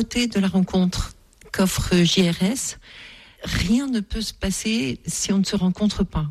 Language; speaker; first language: French; native; French